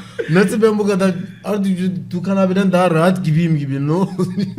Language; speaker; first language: Turkish; non-native, fluent; Akan